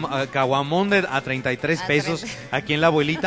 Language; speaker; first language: Spanish; native; Spanish